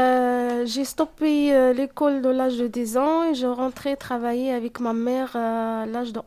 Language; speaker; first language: French; non-native, learner; Arabic